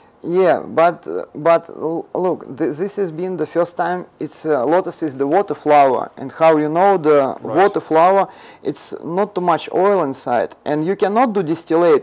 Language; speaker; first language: English; non-native, learner; Russian